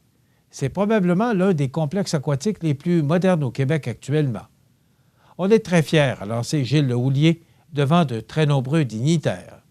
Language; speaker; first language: French; native; French